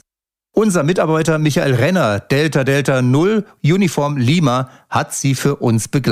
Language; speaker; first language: German; native; German